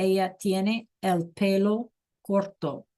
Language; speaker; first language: Spanish; non-native, learner; English